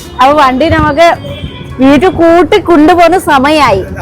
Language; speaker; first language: Malayalam; non-native, learner; Nepali